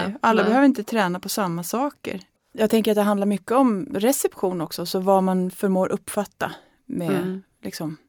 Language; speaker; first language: Swedish; native; Swedish